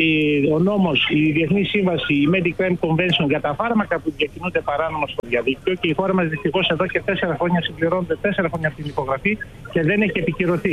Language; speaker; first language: Greek; native; Greek